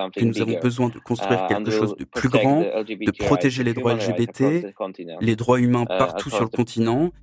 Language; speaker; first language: French; non-native, fluent; Polish